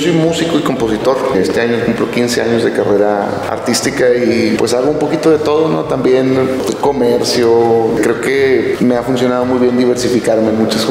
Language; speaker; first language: Spanish; native; Spanish